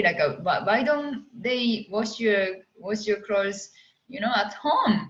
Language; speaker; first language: English; non-native, fluent; Japanese